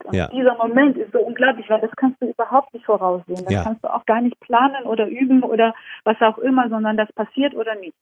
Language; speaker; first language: German; non-native, fluent; Georgian